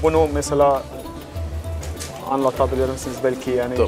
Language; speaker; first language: Turkish; non-native, learner; Arabic